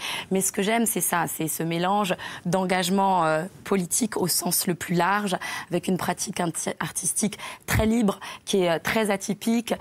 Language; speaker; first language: French; native; French